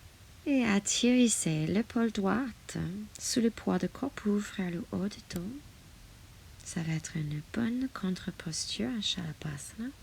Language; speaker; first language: French; non-native, fluent; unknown